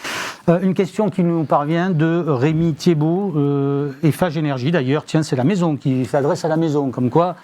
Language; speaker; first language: French; native; French